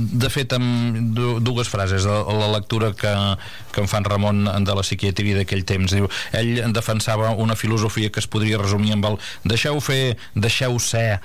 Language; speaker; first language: Catalan; native; Catalan